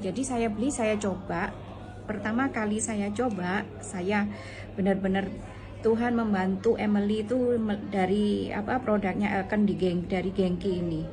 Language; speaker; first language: Indonesian; non-native, local second language; Malay